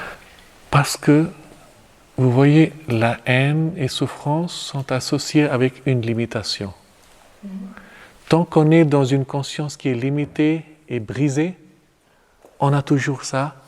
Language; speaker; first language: French; non-native, fluent; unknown